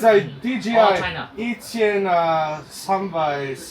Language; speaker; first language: Chinese; non-native, learner; Serbian